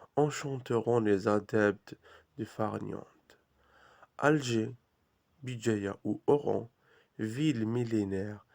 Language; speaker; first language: French; non-native, local second language; Arabic